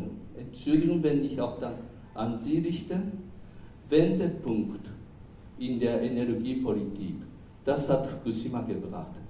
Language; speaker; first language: German; non-native, fluent; Japanese